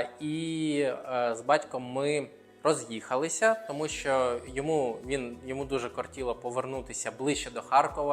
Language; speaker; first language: Ukrainian; non-native, local second language; Russian